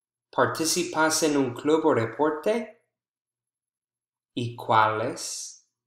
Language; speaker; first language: Spanish; non-native, fluent; English